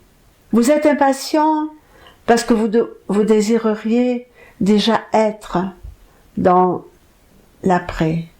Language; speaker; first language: French; native; French